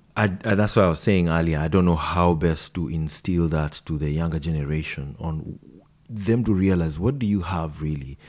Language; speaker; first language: English; non-native, local second language; Swahili